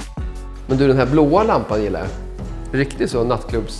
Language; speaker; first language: Swedish; native; Swedish